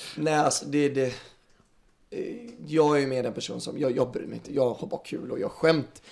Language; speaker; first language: Swedish; native; Swedish